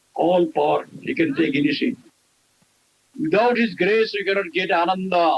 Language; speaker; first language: English; non-native, local second language; Hindi